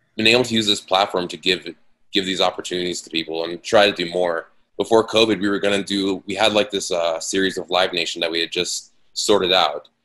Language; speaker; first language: English; native; English